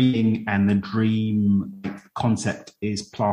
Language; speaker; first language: English; native; English